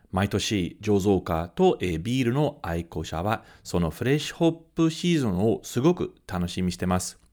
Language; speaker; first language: Japanese; early bilingual, heritage; Japanese